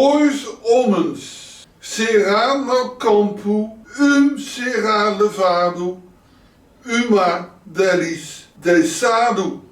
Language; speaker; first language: Portuguese; non-native, learner; Dutch